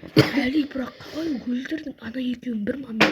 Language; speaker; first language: Turkish; non-native, learner; Kazakh